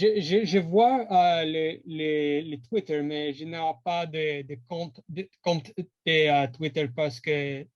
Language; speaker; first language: French; non-native, learner; English